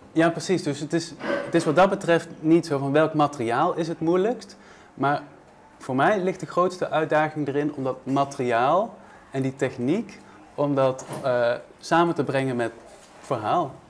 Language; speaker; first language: Dutch; native; Dutch